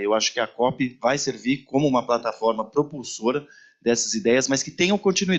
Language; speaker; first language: Portuguese; native; Portuguese